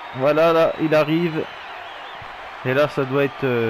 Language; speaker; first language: French; native; French